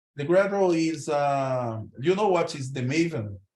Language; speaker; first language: English; non-native, learner; Portuguese